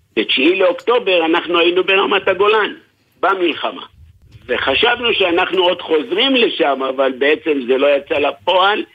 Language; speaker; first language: Hebrew; native; Hebrew